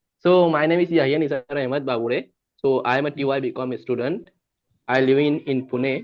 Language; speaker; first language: English; non-native, learner; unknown